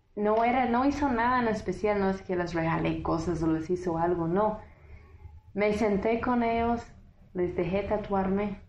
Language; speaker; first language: Spanish; non-native, fluent; English